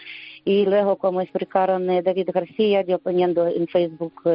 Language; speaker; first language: Spanish; non-native, learner; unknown